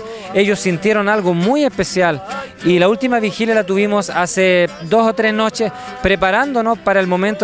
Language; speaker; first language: Spanish; native; Spanish